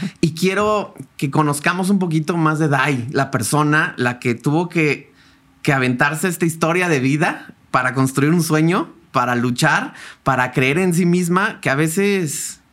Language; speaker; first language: Spanish; native; Spanish